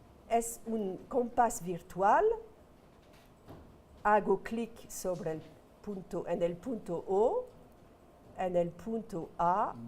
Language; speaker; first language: Spanish; non-native, fluent; French